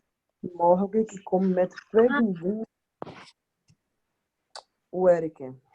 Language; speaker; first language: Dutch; non-native, learner; Portuguese